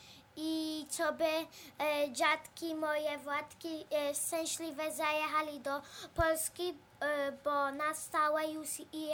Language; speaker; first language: Polish; early bilingual, heritage; Polish